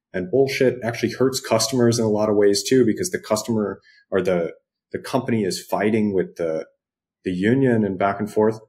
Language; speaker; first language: English; native; English